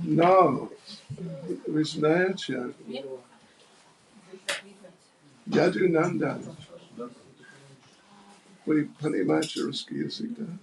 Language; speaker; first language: Russian; non-native, learner; English